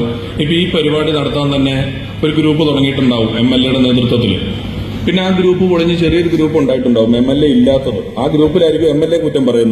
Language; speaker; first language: Malayalam; native; Malayalam